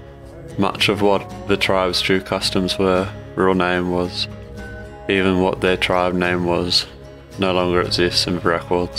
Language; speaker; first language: English; native; English